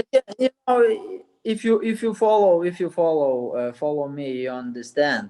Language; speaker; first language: English; non-native, learner; Russian